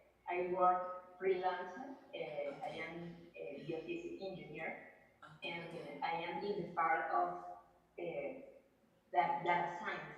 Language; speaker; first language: English; non-native, learner; Spanish